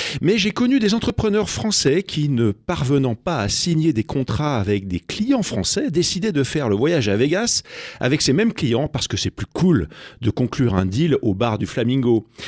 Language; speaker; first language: French; native; French